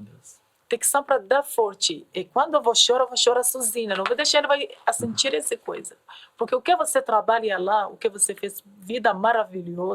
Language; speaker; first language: Portuguese; non-native, learner; Arabic